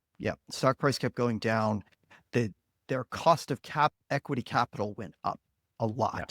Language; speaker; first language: English; native; English